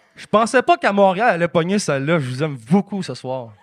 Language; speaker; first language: French; native; French